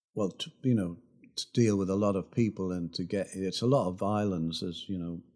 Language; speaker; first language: English; native; English